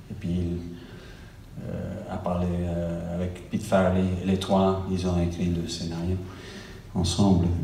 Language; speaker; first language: French; non-native, fluent; English